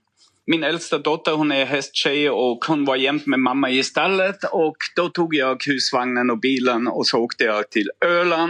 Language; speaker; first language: Swedish; non-native, fluent; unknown